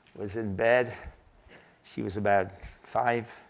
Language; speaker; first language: English; native; English